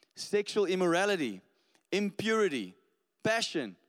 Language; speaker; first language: English; non-native, local second language; Afrikaans